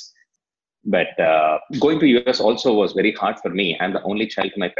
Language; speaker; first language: English; non-native, local second language; Telugu